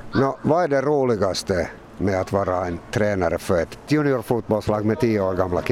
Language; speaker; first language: Swedish; native; Swedish